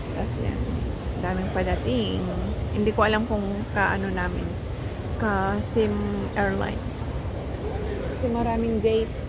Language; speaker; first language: Filipino; native; Filipino